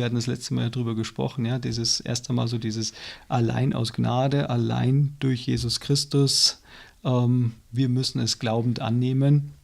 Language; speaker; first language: German; native; German